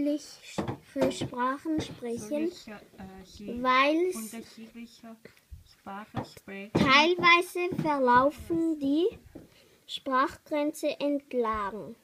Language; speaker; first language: German; non-native, learner; Thai